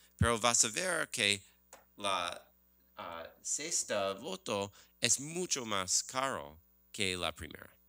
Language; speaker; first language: Spanish; non-native, learner; English